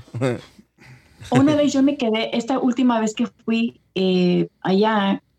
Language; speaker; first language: Spanish; early bilingual, heritage; Spanish